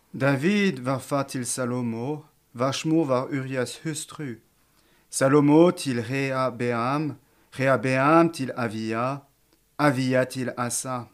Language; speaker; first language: Swedish; non-native, fluent; French